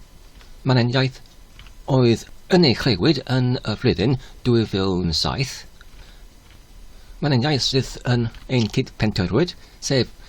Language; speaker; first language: Welsh; non-native, fluent; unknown